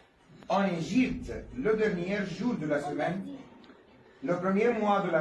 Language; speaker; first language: French; non-native, fluent; Arabic